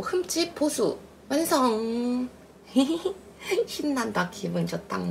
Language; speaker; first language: Korean; native; Korean